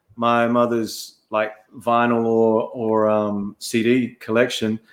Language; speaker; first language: English; native; English